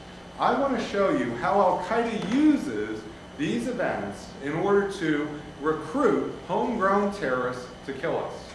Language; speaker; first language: English; native; English